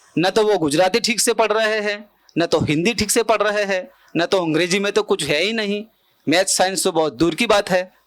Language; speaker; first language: Hindi; non-native, local second language; Bhili